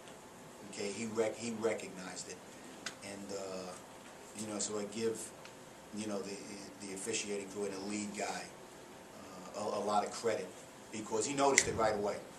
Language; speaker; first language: English; native; English